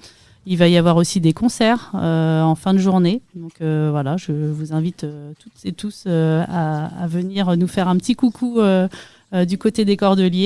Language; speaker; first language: French; native; French